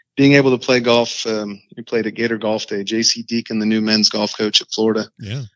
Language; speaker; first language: English; native; English